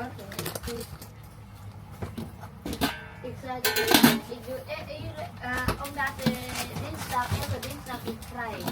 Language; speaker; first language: Dutch; non-native, learner; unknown